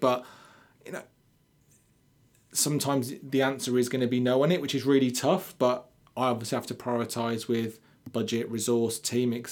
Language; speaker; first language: English; native; English